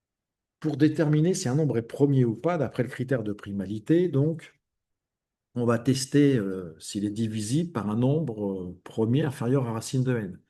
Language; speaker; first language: French; native; French